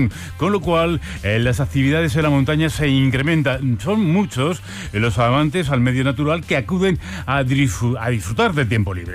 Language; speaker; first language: Spanish; native; Spanish